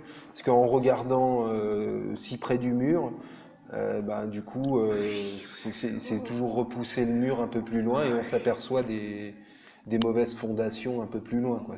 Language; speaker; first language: French; native; French